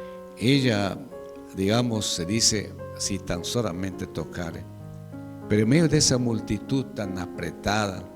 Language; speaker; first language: Spanish; native; Spanish